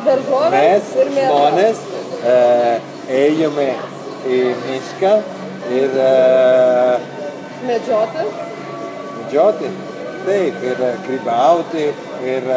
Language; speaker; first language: Lithuanian; non-native, learner; Italian